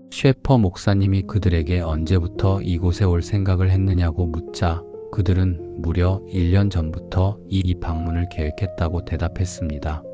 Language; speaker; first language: Korean; native; Korean